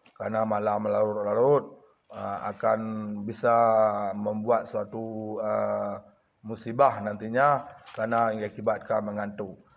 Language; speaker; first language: Malay; non-native, local second language; Achinese